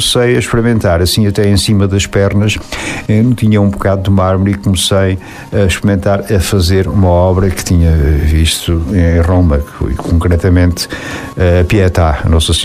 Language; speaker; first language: Portuguese; native; Portuguese